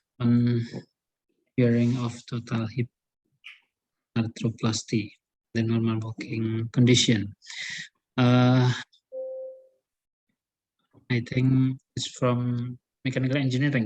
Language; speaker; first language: English; non-native, learner; Indonesian